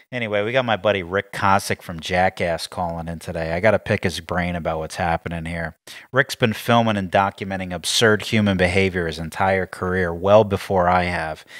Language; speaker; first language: English; native; English